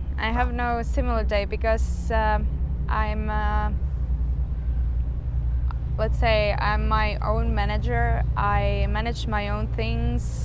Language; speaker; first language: English; non-native, fluent; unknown